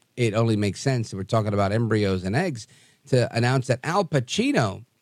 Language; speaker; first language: English; native; English